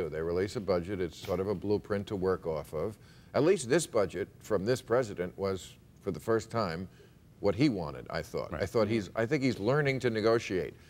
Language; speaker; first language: English; native; English